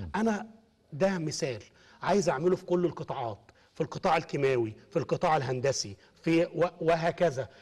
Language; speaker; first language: Arabic; native; Arabic